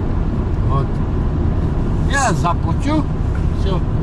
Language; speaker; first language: Russian; native; Russian